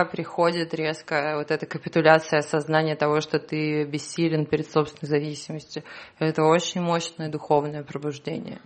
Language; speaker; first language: Russian; native; Russian